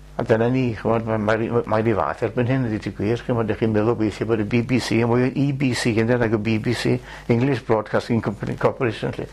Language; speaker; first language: Welsh; native; Welsh